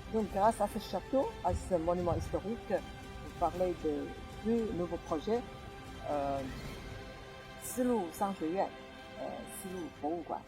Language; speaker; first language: French; non-native, fluent; Chinese